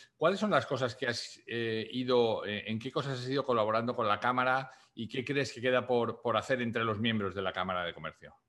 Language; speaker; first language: Spanish; native; Spanish